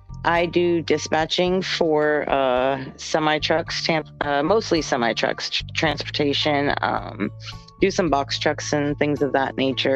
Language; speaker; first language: English; native; English